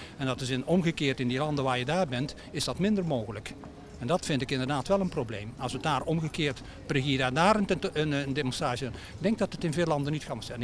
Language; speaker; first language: Dutch; native; Dutch